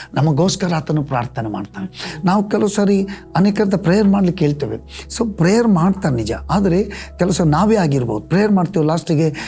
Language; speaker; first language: Kannada; native; Kannada